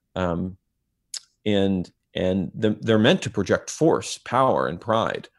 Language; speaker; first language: English; non-native, fluent; Hebrew